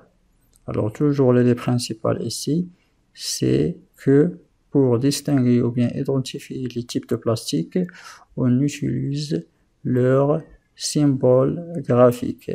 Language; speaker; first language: French; non-native, local second language; Arabic